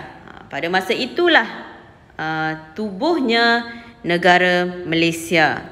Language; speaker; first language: Malay; native; Malay